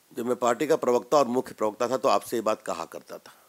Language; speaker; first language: Hindi; native; Hindi